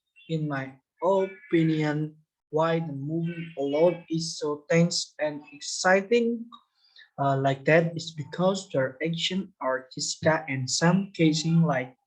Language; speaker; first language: English; non-native, learner; Indonesian